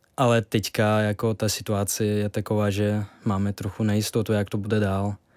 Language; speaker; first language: Czech; non-native, fluent; Russian